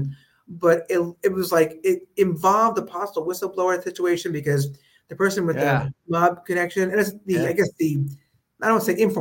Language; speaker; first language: English; native; English